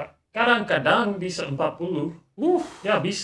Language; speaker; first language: Indonesian; non-native, learner; English